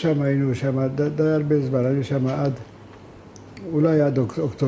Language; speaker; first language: Hebrew; non-native, fluent; Hungarian